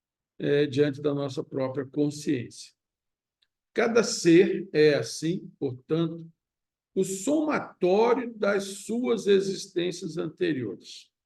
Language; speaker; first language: Portuguese; native; Portuguese